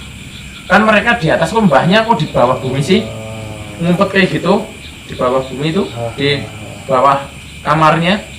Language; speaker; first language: Indonesian; native; Indonesian